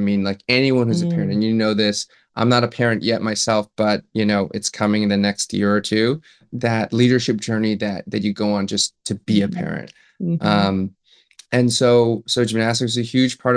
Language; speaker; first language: English; native; English